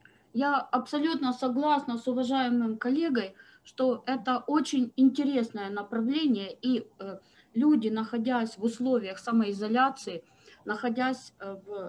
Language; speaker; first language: Russian; native; Russian